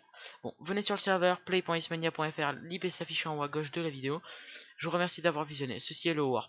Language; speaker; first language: French; native; French